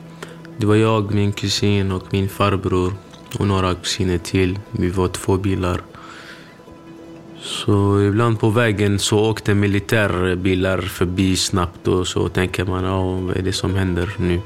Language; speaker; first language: Swedish; early bilingual, other home language; Kurdish